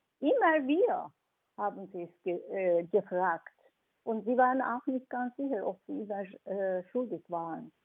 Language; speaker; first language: German; non-native, fluent; Turkish